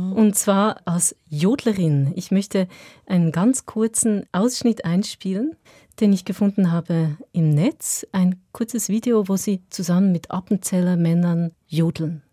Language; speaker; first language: German; native; German